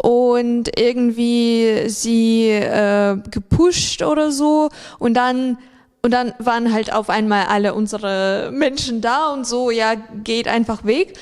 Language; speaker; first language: German; non-native, fluent; Ukrainian